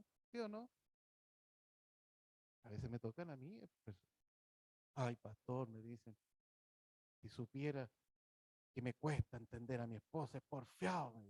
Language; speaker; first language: Spanish; native; Spanish